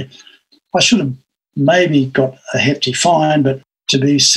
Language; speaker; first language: English; native; English